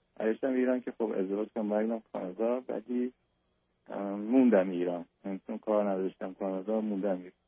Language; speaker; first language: Persian; native; Persian